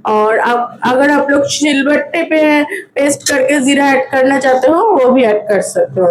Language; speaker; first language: Hindi; non-native, local second language; Bangla